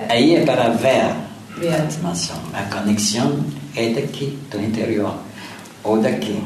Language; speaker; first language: Spanish; non-native, learner; French